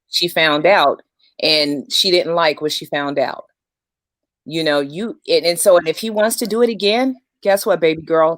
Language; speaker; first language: English; native; English